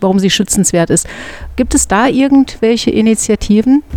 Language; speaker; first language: German; native; German